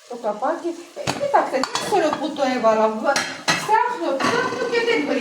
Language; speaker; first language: Greek; non-native, learner; Armenian